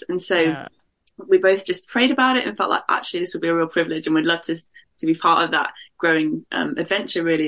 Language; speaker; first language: English; native; English